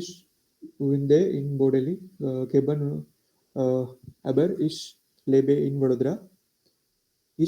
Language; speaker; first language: German; non-native, learner; Gujarati